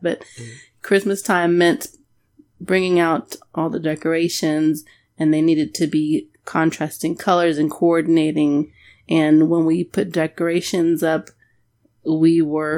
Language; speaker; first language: English; native; English